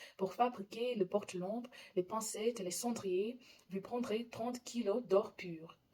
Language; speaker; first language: French; non-native, fluent; English